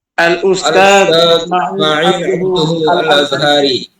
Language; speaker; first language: Arabic; non-native, learner; Bangla